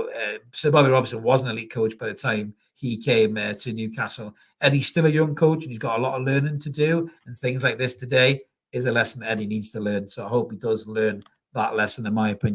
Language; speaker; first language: English; native; English